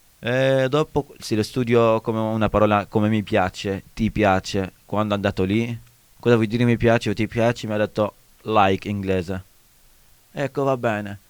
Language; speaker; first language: Italian; non-native, learner; Arabic